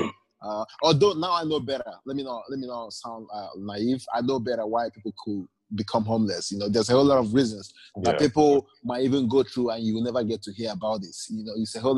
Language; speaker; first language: English; non-native, local second language; Igbo